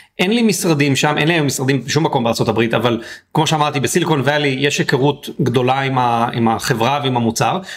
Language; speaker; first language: Hebrew; native; Hebrew